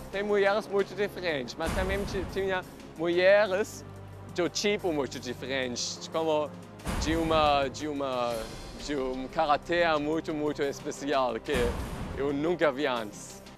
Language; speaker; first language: Portuguese; non-native, learner; German